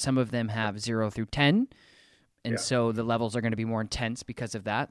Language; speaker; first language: English; native; English